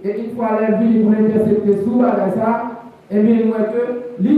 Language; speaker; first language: French; non-native, local second language; Haitian Creole